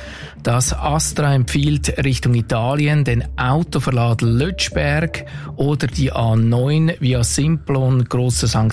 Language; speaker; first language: German; native; German